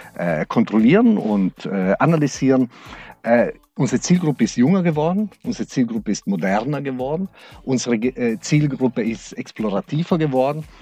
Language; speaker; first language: German; native; German